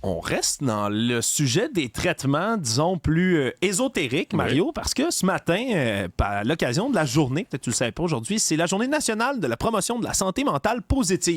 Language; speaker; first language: French; native; French